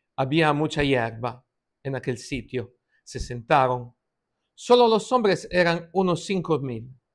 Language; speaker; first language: Spanish; non-native, fluent; Italian